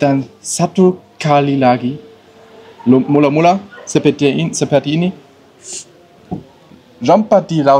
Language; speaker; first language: Indonesian; non-native, learner; German